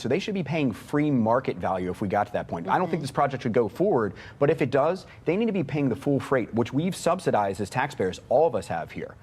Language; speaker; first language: English; native; English